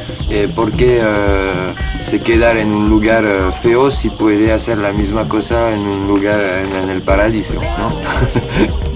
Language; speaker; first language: Spanish; non-native, learner; French